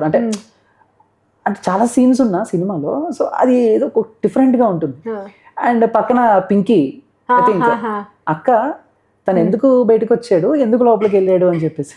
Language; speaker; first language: Telugu; native; Telugu